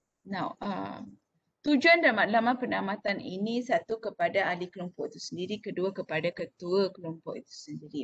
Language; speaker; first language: Malay; non-native, local second language; Tamil